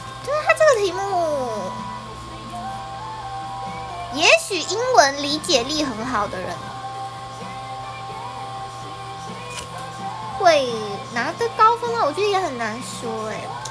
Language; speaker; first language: Chinese; native; Chinese